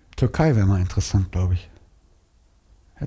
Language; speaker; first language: German; native; German